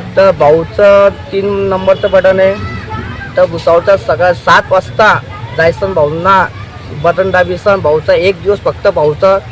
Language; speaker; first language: Marathi; native; Marathi